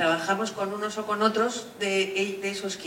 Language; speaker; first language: Spanish; native; Spanish